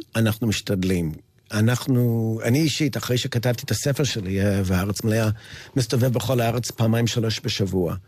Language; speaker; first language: Hebrew; non-native, fluent; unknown